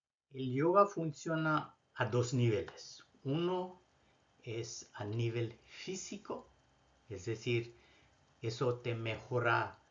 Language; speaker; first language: Spanish; non-native, fluent; Bangla